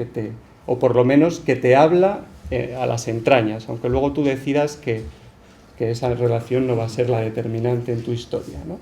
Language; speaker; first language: Spanish; native; Spanish